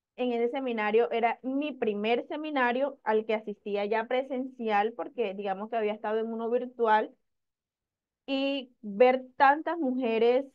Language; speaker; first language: Spanish; native; Spanish